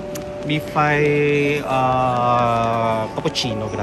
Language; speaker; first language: Italian; non-native, learner; Filipino